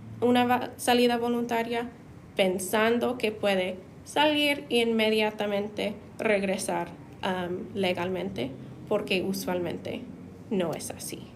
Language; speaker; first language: Spanish; non-native, fluent; English